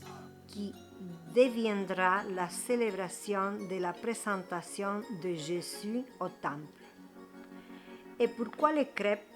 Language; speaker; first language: French; non-native, fluent; Spanish